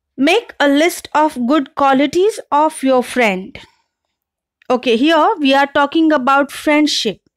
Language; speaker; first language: English; non-native, local second language; Marathi